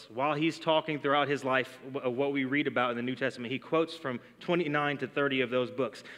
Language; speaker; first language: English; native; English